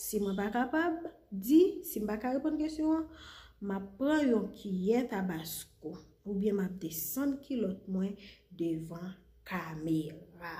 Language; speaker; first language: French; non-native, learner; Haitian Creole